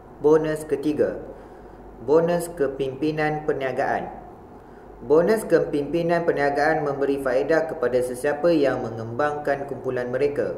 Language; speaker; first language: Malay; native; Malay